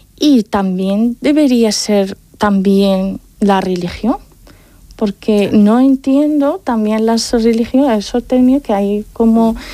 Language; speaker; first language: Spanish; non-native, fluent; Arabic